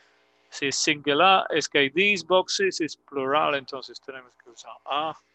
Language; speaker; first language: Spanish; non-native, fluent; English